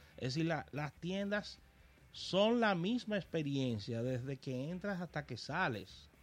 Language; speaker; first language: Spanish; native; Spanish